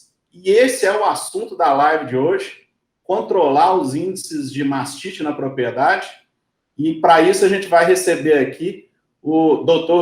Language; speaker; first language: Portuguese; native; Portuguese